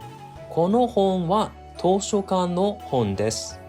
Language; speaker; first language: Japanese; non-native, learner; English